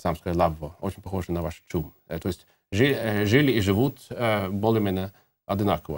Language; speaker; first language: Russian; native; Russian